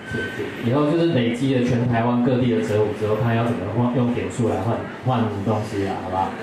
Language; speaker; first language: Chinese; native; Chinese